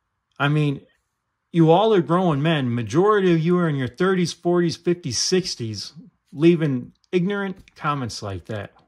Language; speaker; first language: English; native; English